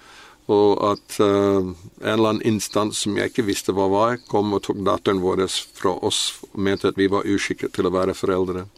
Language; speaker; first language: Norwegian; non-native, fluent; English